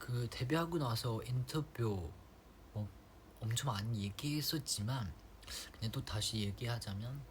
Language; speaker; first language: Korean; non-native, fluent; Chinese